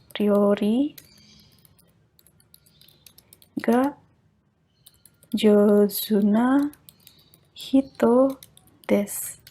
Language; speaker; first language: Japanese; non-native, fluent; Indonesian